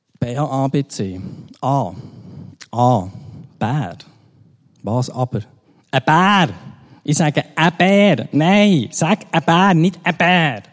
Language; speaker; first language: German; native; German